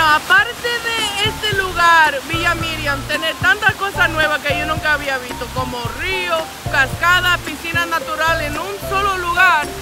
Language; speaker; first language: Spanish; non-native, fluent; English